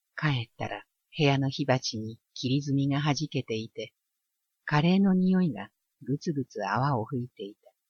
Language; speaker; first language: Japanese; native; Japanese